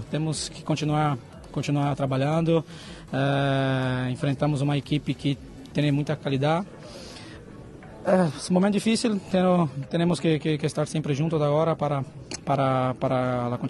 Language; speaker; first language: Spanish; non-native, fluent; Portuguese